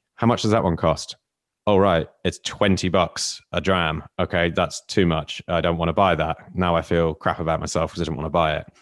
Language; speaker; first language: English; native; English